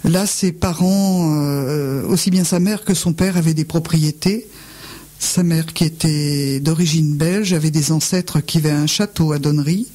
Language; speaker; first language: French; native; French